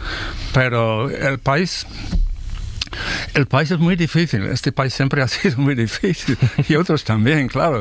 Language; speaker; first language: Spanish; non-native, fluent; English